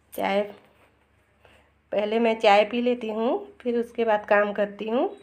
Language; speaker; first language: Hindi; non-native, local second language; Bangla